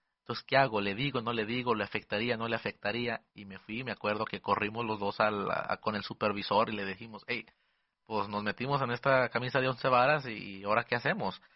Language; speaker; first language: Spanish; early bilingual, heritage; Spanish